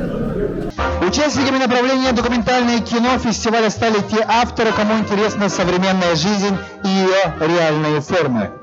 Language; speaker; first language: Russian; native; Russian